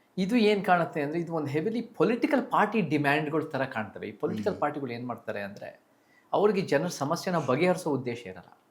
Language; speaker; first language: Kannada; early bilingual, heritage; Kannada